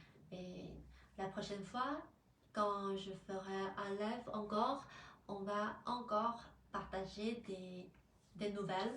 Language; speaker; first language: French; non-native, fluent; Chinese